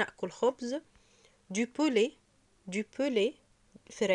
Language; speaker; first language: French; non-native, fluent; Arabic